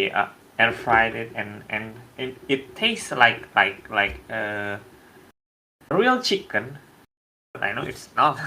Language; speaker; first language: English; non-native, learner; Indonesian